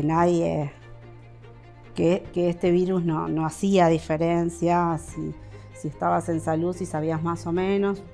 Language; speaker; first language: Spanish; native; Spanish